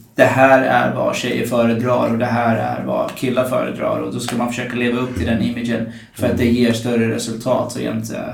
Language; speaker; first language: Swedish; native; Swedish